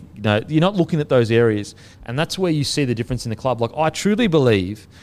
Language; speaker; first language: English; native; English